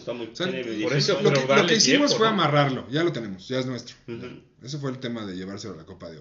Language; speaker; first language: Spanish; native; Spanish